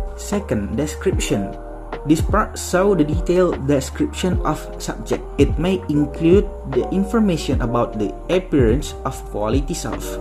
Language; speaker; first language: English; non-native, learner; Indonesian